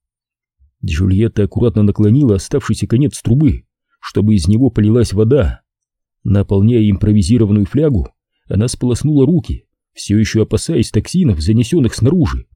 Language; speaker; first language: Russian; native; Russian